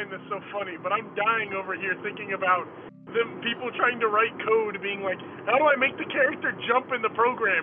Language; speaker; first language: English; native; English